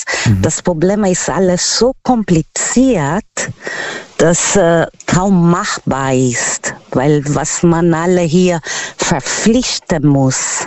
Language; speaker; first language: German; non-native, learner; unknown